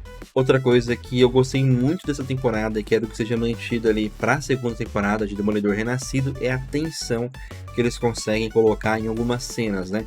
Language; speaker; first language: Portuguese; native; Portuguese